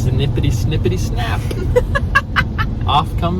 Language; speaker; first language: English; native; English